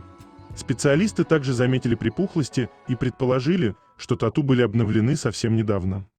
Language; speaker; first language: Russian; native; Russian